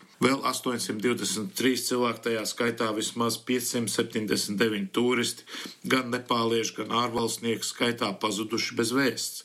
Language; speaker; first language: Latvian; early bilingual, heritage; Latvian